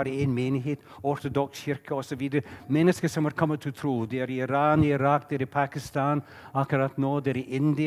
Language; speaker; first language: Norwegian; non-native, fluent; English